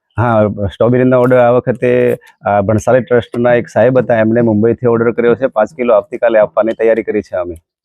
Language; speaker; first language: Gujarati; non-native, local second language; Bhili